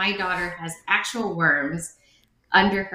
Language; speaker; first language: English; early bilingual, other home language; Vietnamese